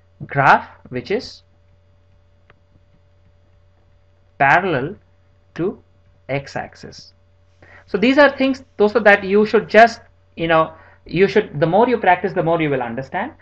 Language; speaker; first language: English; non-native, local second language; Hindi